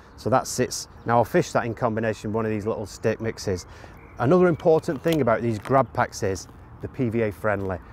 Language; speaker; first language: English; native; English